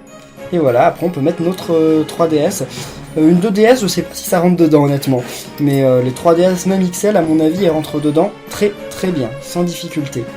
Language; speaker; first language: French; native; French